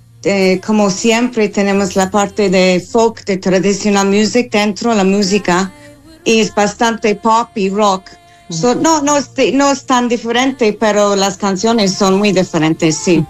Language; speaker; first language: Spanish; non-native, fluent; English